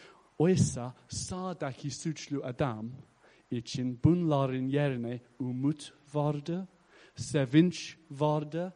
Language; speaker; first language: Turkish; non-native, fluent; English